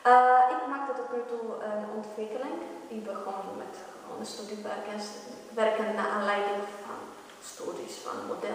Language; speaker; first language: Dutch; non-native, fluent; Polish